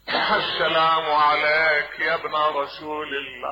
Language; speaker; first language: Arabic; native; Arabic